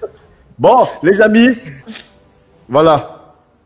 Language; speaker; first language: French; native; French